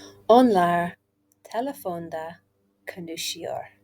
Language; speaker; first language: Turkish; non-native, learner; English